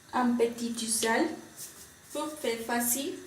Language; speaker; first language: French; non-native, learner; Spanish